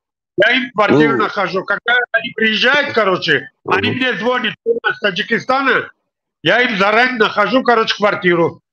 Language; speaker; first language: Russian; non-native, local second language; Tajik